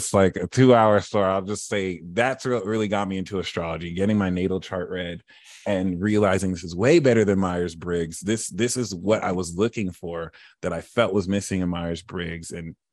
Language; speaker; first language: English; early bilingual, other home language; Yoruba